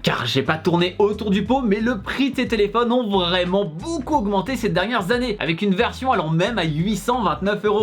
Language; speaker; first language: French; native; French